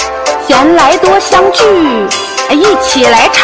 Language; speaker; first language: Chinese; native; Chinese